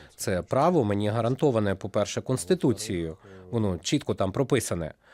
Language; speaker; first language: Ukrainian; non-native, local second language; Russian